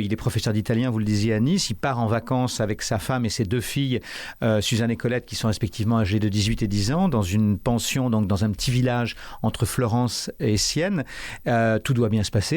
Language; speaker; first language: French; native; French